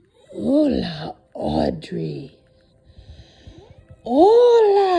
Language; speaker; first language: Spanish; non-native, learner; English